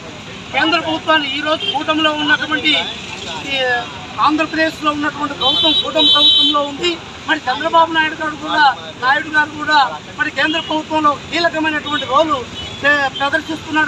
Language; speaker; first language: Telugu; native; Telugu